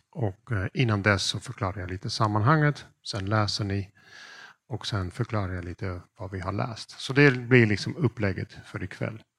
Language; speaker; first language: Swedish; non-native, fluent; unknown